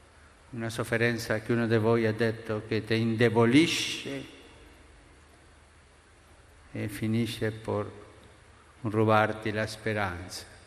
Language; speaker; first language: Italian; non-native, fluent; Spanish